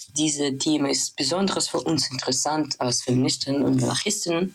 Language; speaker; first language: German; non-native, fluent; Russian